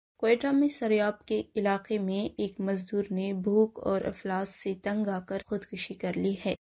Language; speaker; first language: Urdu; non-native, local second language; Baluchi